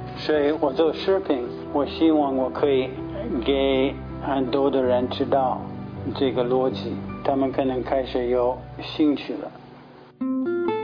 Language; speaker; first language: Chinese; non-native, fluent; English